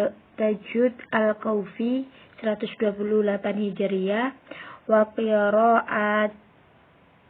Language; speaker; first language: Arabic; non-native, learner; Indonesian